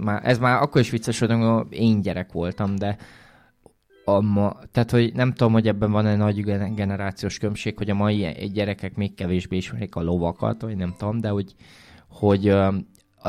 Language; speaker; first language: Hungarian; native; Hungarian